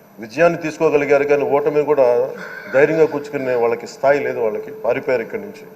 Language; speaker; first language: Telugu; native; Telugu